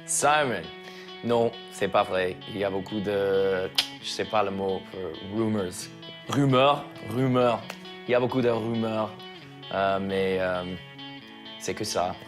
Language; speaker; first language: French; non-native, learner; English